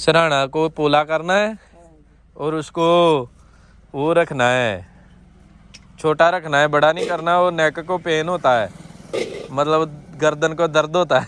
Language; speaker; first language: Hindi; non-native, local second language; Punjabi